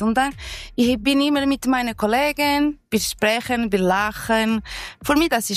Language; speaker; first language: German; non-native, learner; Portuguese